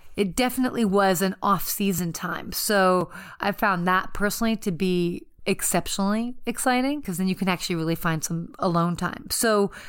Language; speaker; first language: English; native; English